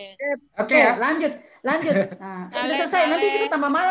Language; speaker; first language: Indonesian; native; Indonesian